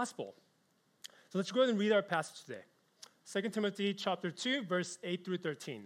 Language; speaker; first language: English; early bilingual, other home language; Korean